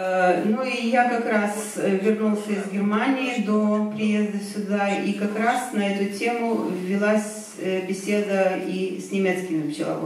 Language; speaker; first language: Russian; native; Russian